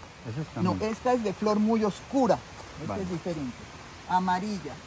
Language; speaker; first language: Spanish; native; Spanish